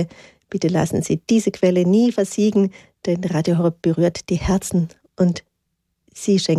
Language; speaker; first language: German; native; German